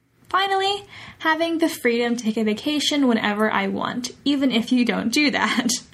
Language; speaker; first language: English; native; English